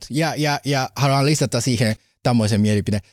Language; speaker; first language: Finnish; non-native, learner; Japanese